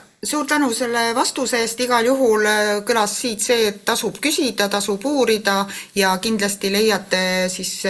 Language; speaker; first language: Estonian; native; Estonian